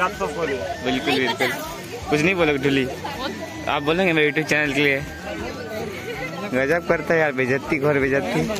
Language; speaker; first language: Hindi; native; Hindi